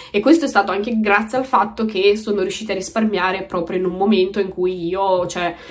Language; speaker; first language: Italian; early bilingual, other home language; Romanian